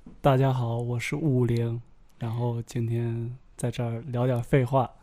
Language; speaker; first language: Chinese; native; Chinese